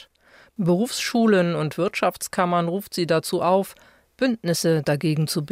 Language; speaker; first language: German; native; German